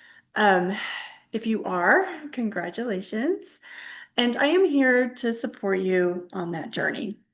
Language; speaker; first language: English; native; English